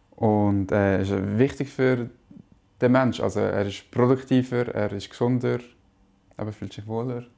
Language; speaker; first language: German; native; German